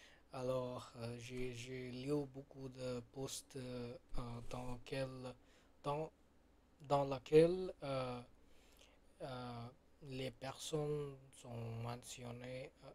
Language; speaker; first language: French; non-native, learner; Gujarati